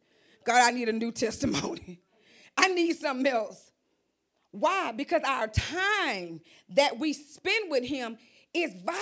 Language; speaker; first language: English; native; English